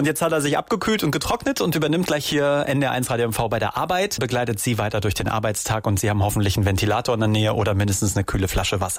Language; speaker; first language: German; native; German